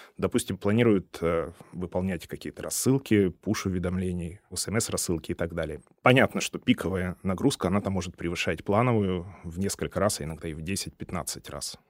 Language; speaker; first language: Russian; native; Russian